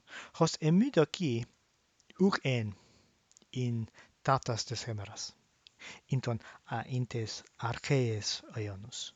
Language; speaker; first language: Greek; non-native, learner; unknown